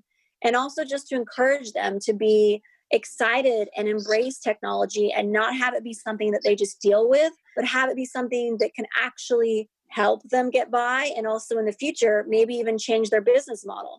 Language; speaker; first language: English; native; English